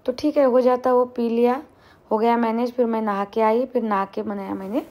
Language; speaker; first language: Hindi; non-native, local second language; Marathi